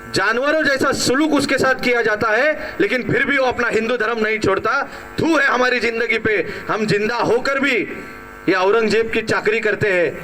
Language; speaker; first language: Hindi; non-native, local second language; Marathi